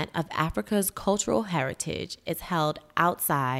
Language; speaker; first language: English; native; English